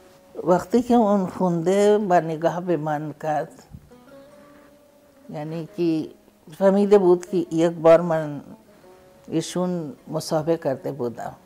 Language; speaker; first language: Persian; non-native, fluent; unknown